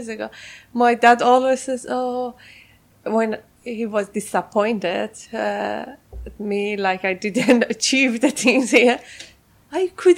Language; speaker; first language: English; non-native, fluent; Persian